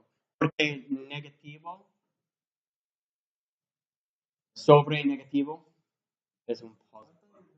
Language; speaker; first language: Spanish; non-native, learner; English